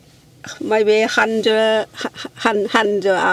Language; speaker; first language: English; non-native, learner; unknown